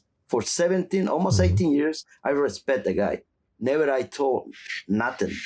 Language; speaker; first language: English; non-native, learner; Spanish